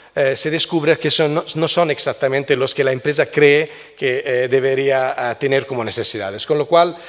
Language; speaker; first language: Spanish; non-native, fluent; Italian